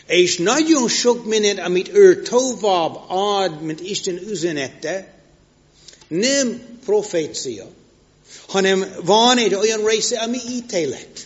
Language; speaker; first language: Hungarian; non-native, fluent; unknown